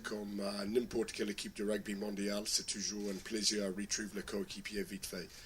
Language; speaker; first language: French; non-native, fluent; English